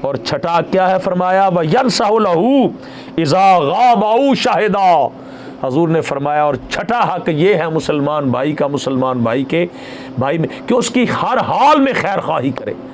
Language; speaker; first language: Urdu; non-native, local second language; Punjabi